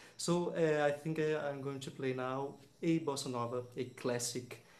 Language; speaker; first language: English; non-native, fluent; Portuguese